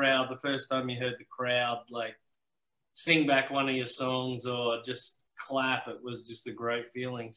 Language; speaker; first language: English; native; English